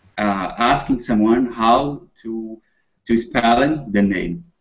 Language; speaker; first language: English; non-native, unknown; Portuguese